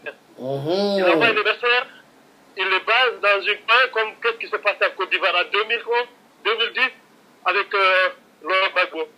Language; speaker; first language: French; non-native, local second language; Wolof